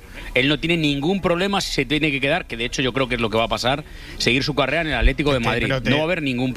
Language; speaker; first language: Spanish; native; Spanish